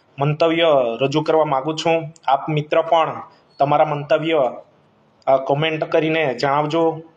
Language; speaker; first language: Gujarati; non-native, local second language; Gamit